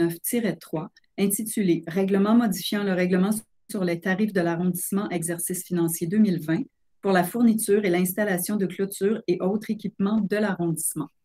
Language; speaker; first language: French; native; French